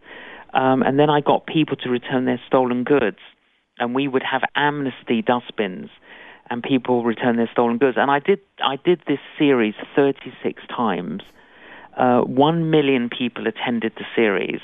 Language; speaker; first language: English; native; English